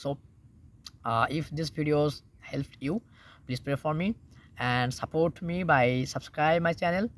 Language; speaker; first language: English; non-native, local second language; Bangla